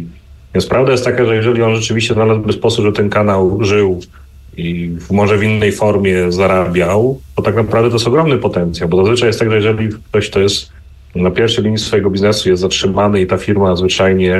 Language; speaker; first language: Polish; native; Polish